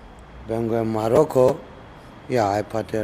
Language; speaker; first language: Spanish; non-native, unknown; Arabic